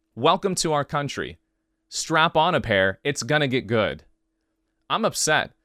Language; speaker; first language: English; native; English